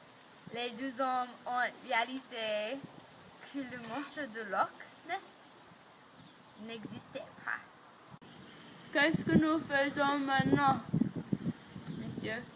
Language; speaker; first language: French; non-native, learner; English